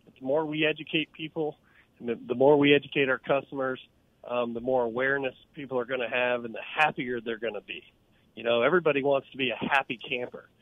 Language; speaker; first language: English; native; English